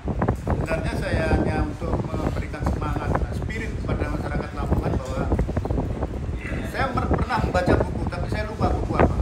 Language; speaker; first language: Indonesian; native; Indonesian